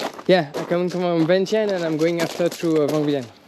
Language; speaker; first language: English; non-native, learner; French